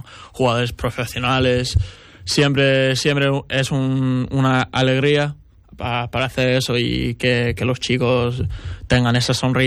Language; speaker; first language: Spanish; non-native, fluent; English